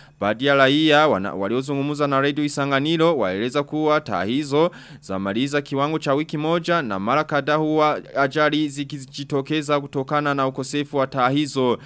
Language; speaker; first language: Swahili; non-native, local second language; Rundi